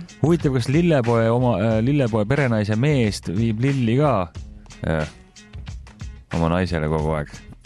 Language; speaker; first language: Estonian; native; Estonian